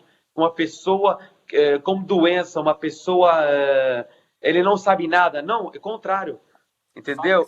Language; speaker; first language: Portuguese; non-native, fluent; Arabic